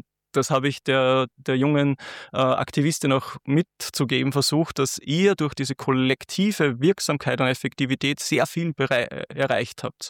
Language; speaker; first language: German; native; German